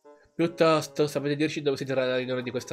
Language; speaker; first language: Italian; native; Italian